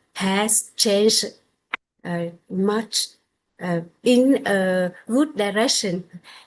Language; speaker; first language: English; non-native, learner; Vietnamese